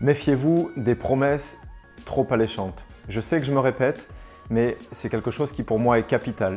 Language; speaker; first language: French; native; French